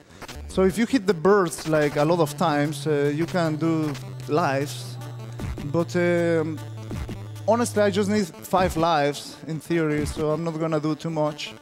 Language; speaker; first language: English; non-native, fluent; Spanish